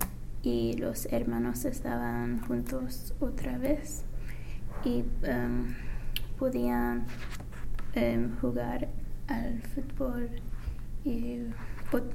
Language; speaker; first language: Spanish; non-native, learner; English